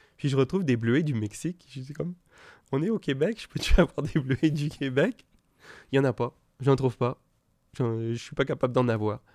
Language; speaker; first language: French; native; French